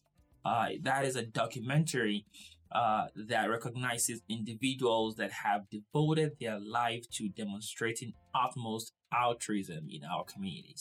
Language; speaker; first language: English; non-native, local second language; Yoruba